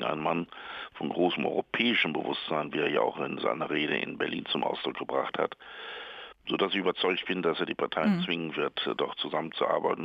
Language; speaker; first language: German; native; German